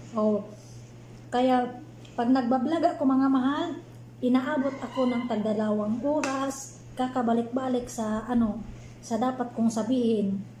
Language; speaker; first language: Filipino; non-native, local second language; Cebuano